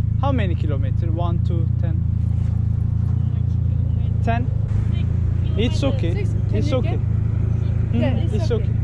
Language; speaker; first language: English; non-native, learner; Turkish